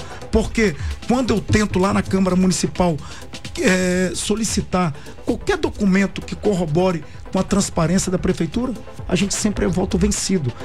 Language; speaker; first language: Portuguese; native; Portuguese